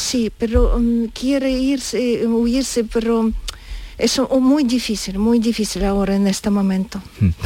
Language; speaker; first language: Spanish; non-native, learner; Ukrainian